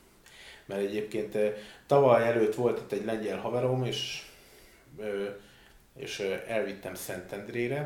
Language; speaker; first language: Hungarian; native; Hungarian